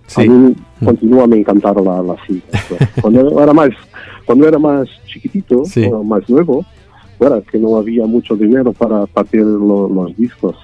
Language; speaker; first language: Spanish; non-native, learner; Portuguese